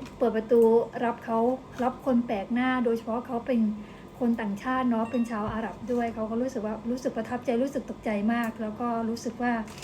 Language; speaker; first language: Thai; native; Thai